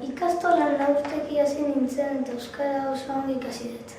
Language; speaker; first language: Basque; early bilingual, other home language; Arabic